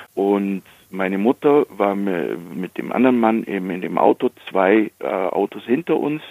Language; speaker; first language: German; early bilingual, heritage; Slovak